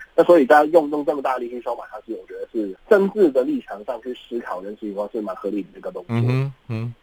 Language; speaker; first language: Chinese; non-native, fluent; Cantonese